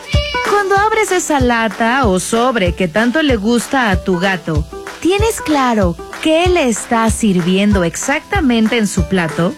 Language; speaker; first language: Spanish; native; Spanish